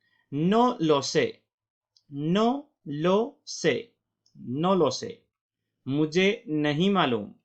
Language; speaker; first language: Spanish; non-native, fluent; Urdu